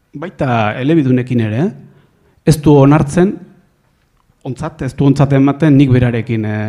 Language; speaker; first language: Basque; non-native, local second language; Spanish